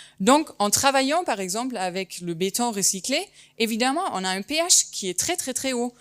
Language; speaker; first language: French; non-native, fluent; German